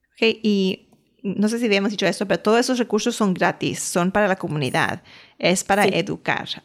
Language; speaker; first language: Spanish; early bilingual, heritage; Spanish